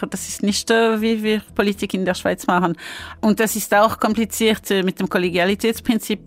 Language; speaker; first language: German; non-native, fluent; French